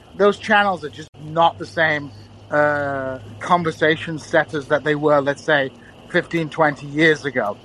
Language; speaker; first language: English; native; English